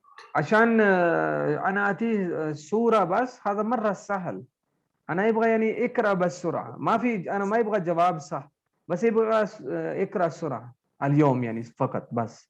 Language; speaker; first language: Arabic; non-native, learner; Urdu